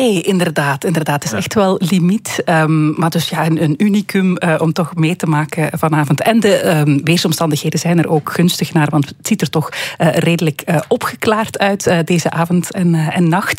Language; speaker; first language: Dutch; native; Dutch